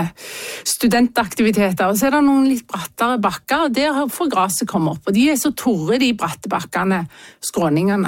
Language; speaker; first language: Norwegian; native; Norwegian